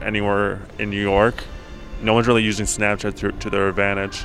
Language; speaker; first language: English; early bilingual, other home language; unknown